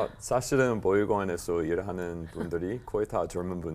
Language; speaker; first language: Korean; non-native, learner; English